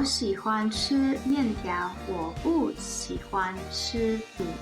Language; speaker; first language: Chinese; non-native, learner; English